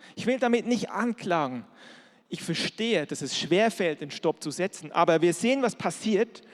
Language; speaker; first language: German; native; German